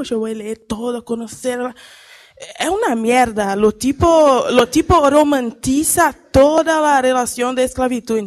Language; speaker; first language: Spanish; non-native, learner; Portuguese